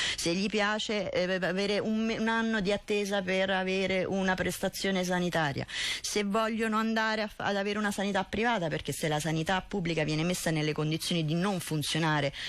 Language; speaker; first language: Italian; native; Italian